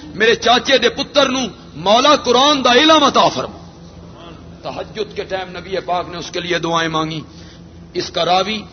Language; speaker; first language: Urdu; non-native, local second language; Punjabi